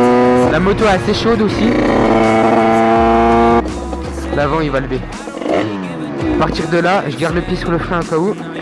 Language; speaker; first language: French; native; French